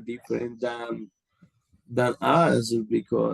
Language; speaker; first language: English; non-native, learner; Spanish